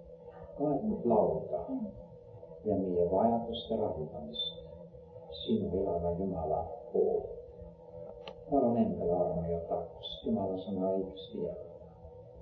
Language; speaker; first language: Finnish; non-native, learner; Estonian